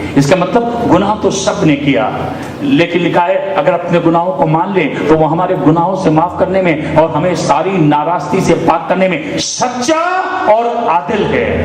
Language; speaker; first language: Urdu; native; Urdu